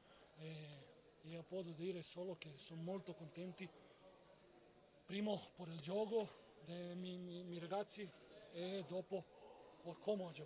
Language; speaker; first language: Italian; non-native, learner; Spanish